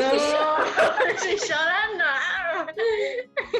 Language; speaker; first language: Portuguese; early bilingual, other home language; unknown